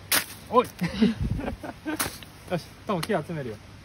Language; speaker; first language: Polish; non-native, learner; Japanese